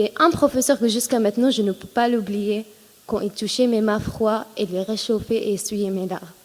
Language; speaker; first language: French; non-native, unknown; Assyrian Neo-Aramaic